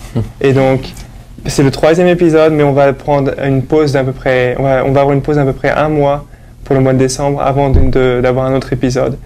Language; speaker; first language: French; native; French